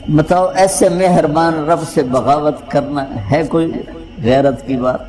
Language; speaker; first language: Urdu; non-native, local second language; Punjabi